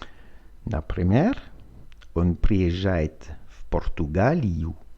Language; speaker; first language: Russian; non-native, fluent; French